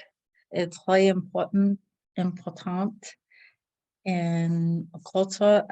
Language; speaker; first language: French; non-native, learner; English